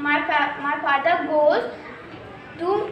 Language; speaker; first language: English; non-native, learner; Hindi